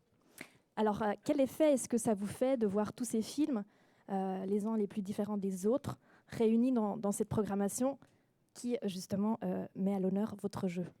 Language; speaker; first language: French; native; French